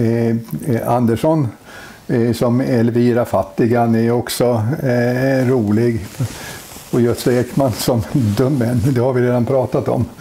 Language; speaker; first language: Swedish; native; Swedish